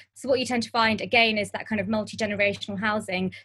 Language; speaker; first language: English; native; English